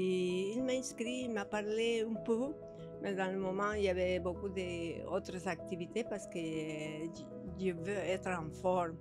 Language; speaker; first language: French; early bilingual, other home language; Spanish